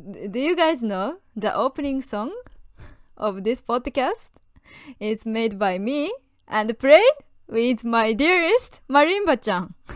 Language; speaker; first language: English; non-native, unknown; Japanese